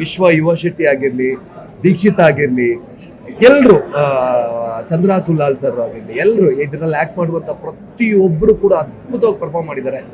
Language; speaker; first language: Kannada; non-native, local second language; Tulu